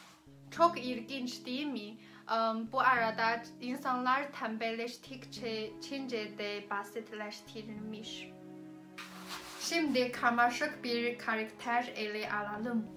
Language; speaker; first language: Turkish; non-native, learner; Chinese